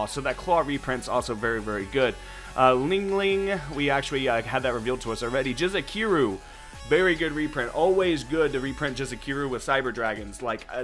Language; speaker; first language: English; native; English